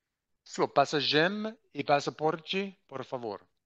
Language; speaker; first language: Portuguese; non-native, learner; English